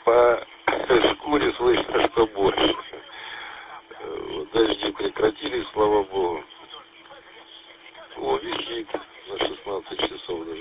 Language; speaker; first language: Russian; native; Russian